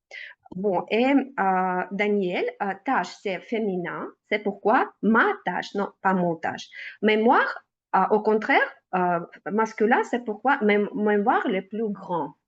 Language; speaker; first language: French; non-native, learner; Russian